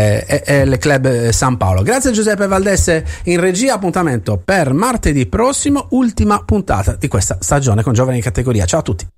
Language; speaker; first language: Italian; native; Italian